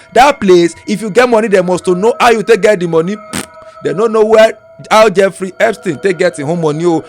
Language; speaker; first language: Nigerian Pidgin; non-native, local second language; Yoruba